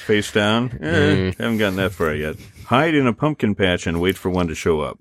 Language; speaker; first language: English; native; English